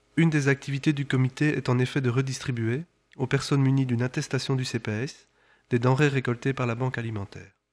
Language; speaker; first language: French; native; French